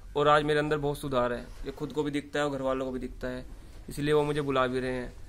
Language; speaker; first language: Hindi; native; Hindi